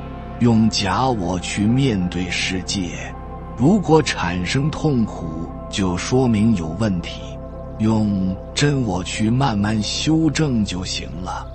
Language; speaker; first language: Chinese; native; Chinese